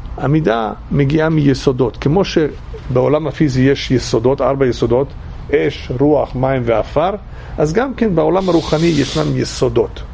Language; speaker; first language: Hebrew; non-native, fluent; English